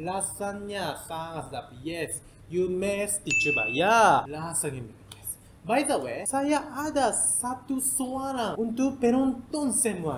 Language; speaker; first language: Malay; non-native, learner; Japanese